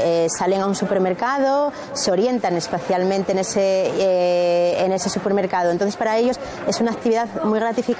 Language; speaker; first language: Spanish; native; Spanish